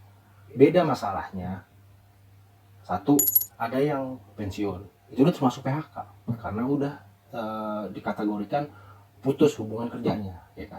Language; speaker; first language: Indonesian; native; Indonesian